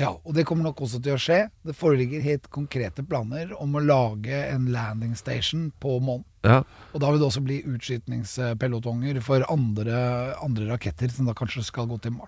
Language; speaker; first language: Norwegian; native; Norwegian